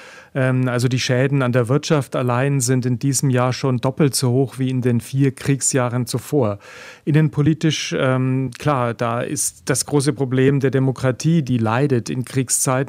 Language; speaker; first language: German; native; German